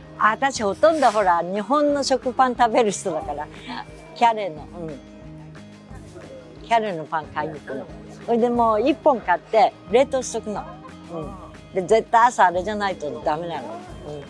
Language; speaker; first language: Japanese; native; Japanese